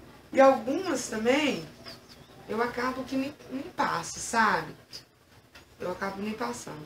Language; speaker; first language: Portuguese; native; Portuguese